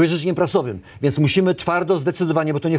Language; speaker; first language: Polish; native; Polish